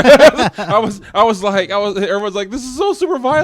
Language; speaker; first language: English; native; English